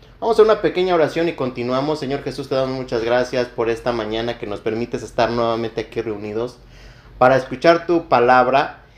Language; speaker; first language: Spanish; native; Spanish